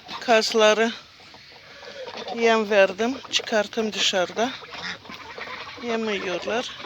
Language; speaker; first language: Turkish; non-native, learner; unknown